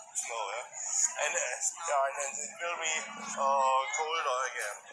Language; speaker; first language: English; non-native, learner; German